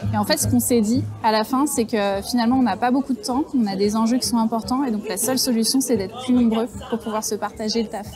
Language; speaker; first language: French; native; French